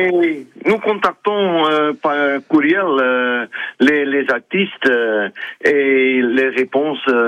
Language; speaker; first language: French; non-native, learner; Dutch